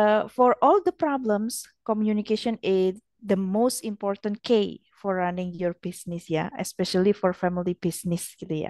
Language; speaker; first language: English; non-native, fluent; Indonesian